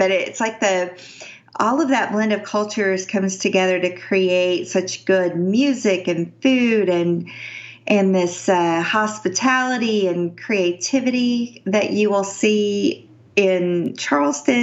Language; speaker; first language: English; native; English